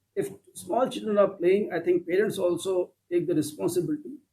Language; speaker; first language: English; non-native, local second language; Kannada